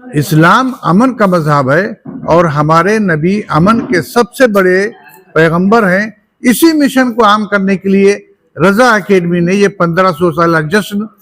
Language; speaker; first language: Urdu; native; Urdu